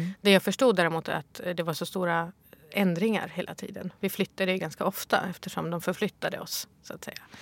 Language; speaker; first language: Swedish; early bilingual, other home language; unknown